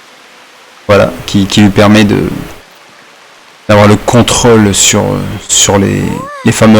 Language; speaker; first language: French; native; French